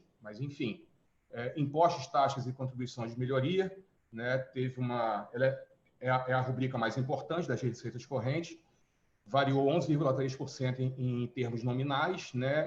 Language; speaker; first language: Portuguese; native; Portuguese